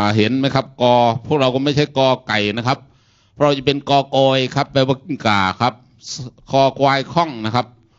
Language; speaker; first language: Thai; non-native, local second language; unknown